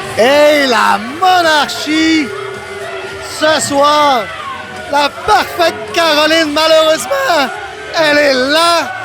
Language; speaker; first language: French; native; French